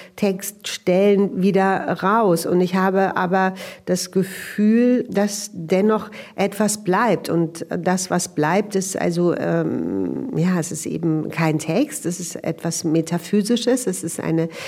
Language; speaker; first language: German; native; German